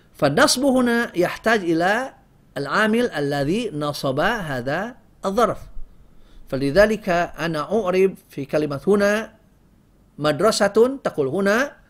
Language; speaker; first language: Arabic; non-native, fluent; Indonesian